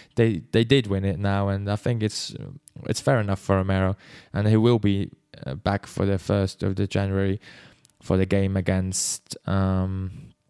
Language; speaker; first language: English; non-native, fluent; Swiss German